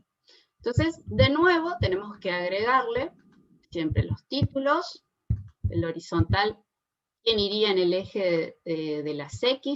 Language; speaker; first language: Spanish; native; Spanish